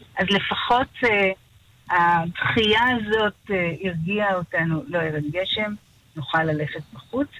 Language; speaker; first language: Hebrew; native; Hebrew